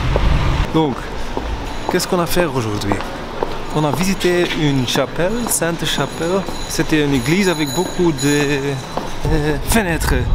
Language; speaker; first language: French; non-native, learner; Dutch